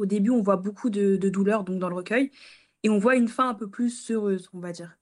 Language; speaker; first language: French; early bilingual, other home language; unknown